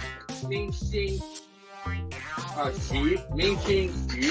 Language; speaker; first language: Chinese; early bilingual, heritage; Chinese